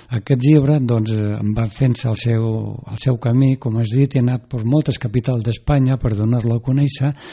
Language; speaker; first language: Catalan; non-native, local second language; Spanish